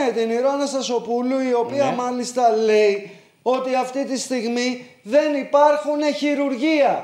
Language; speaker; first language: Greek; native; Greek